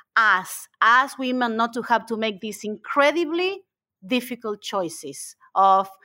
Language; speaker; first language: English; non-native, fluent; Spanish